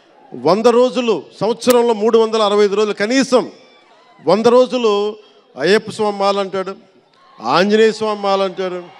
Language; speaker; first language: Telugu; native; Telugu